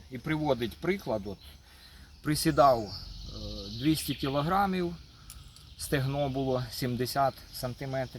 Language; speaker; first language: Ukrainian; non-native, local second language; Russian